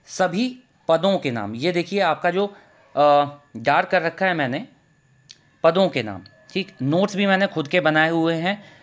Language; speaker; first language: Hindi; native; Hindi